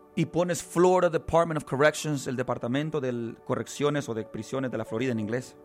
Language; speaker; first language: Spanish; early bilingual, heritage; Spanish